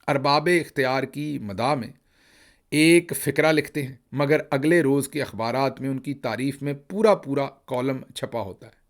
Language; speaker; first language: Urdu; non-native, local second language; Punjabi